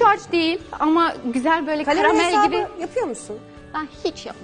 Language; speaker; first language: Turkish; non-native, fluent; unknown